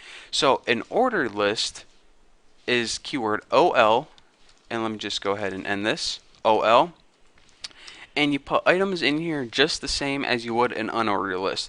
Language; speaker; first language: English; native; English